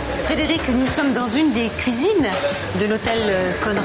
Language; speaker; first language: French; native; French